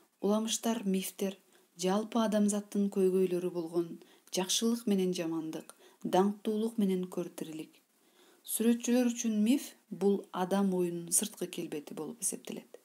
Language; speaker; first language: Kyrgyz; non-native, local second language; Uzbek